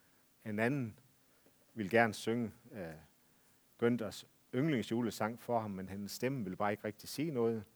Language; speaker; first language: Danish; native; Danish